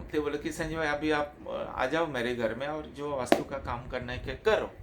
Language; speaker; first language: Hindi; non-native, local second language; Marathi